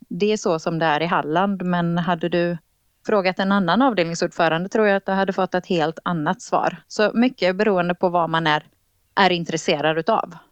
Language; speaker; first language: Swedish; native; Swedish